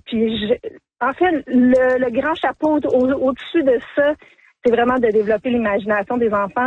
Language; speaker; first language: French; native; French